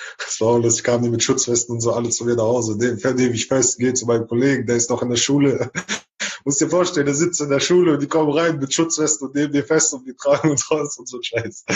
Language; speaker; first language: German; early bilingual, other home language; Chechen